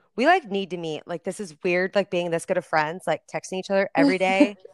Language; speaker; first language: English; native; English